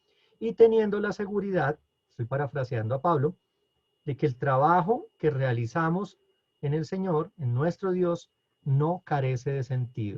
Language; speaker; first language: Spanish; native; Spanish